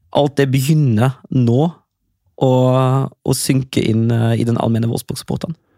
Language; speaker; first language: Norwegian; non-native, fluent; German